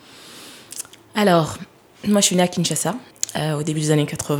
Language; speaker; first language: French; early bilingual, other home language; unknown